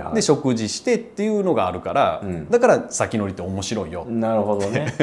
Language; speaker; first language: Japanese; native; Japanese